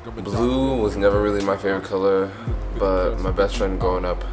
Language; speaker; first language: English; native; English